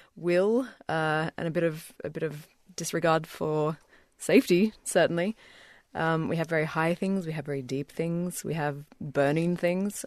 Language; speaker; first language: English; native; English